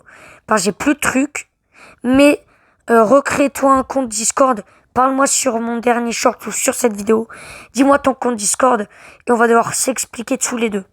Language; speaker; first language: French; native; French